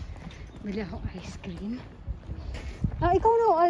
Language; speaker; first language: Japanese; non-native, learner; Filipino